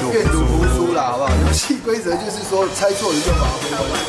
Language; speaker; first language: Chinese; native; Chinese